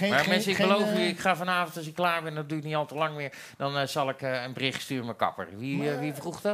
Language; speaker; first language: Dutch; native; Dutch